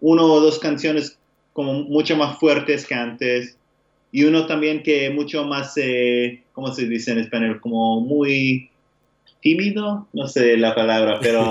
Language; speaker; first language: Spanish; non-native, learner; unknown